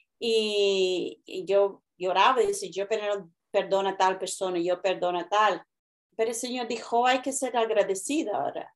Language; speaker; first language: Spanish; early bilingual, heritage; Spanish